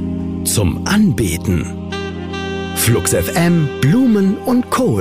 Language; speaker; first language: German; native; German